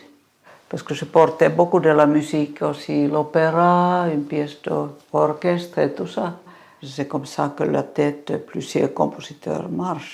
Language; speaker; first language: French; non-native, fluent; Finnish